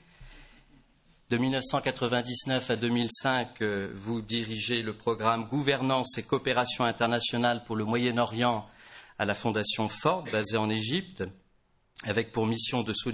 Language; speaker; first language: French; native; French